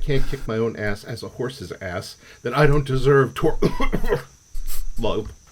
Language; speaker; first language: English; native; English